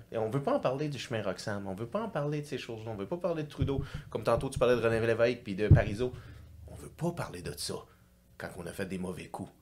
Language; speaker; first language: French; native; French